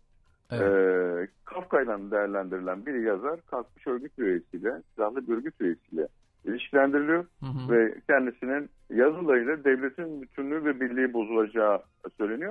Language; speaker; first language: Turkish; native; Turkish